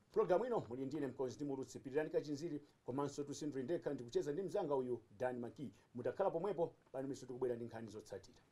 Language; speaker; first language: Nyanja; native; Nyanja